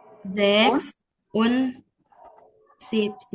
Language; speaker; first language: German; non-native, learner; Indonesian